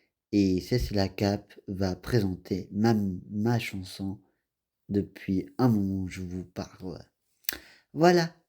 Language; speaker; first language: French; non-native, fluent; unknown